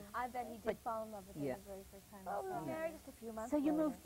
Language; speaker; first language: English; native; English